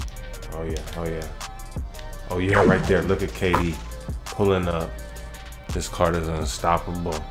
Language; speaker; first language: English; native; English